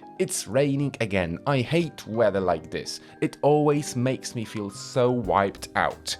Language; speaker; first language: English; non-native, fluent; Polish